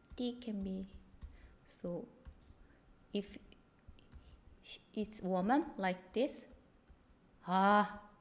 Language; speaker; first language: English; non-native, fluent; Korean